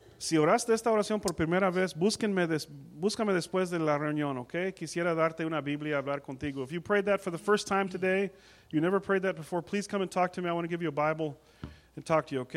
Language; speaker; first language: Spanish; non-native, fluent; English